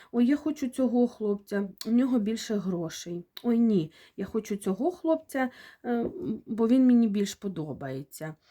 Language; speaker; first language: Ukrainian; non-native, local second language; Russian